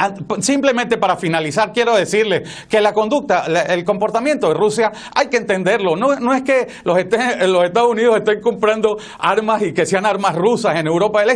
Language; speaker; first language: Spanish; native; Spanish